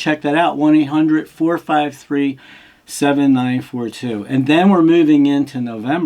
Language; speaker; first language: English; native; English